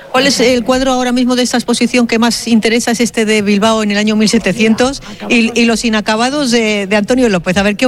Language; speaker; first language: Spanish; native; Spanish